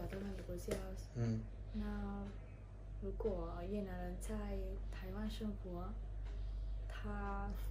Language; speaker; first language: Chinese; non-native, learner; Vietnamese